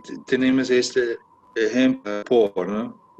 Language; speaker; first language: Spanish; non-native, learner; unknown